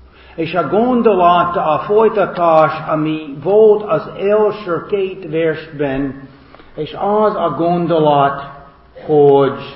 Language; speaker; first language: Hungarian; non-native, fluent; English